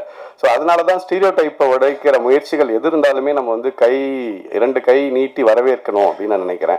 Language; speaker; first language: Tamil; native; Tamil